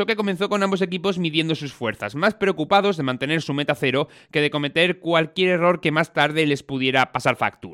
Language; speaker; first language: Spanish; native; Spanish